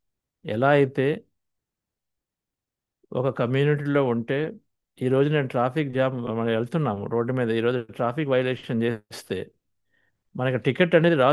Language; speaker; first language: Telugu; native; Telugu